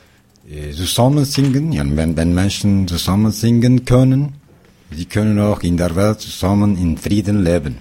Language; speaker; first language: German; non-native, learner; Kurdish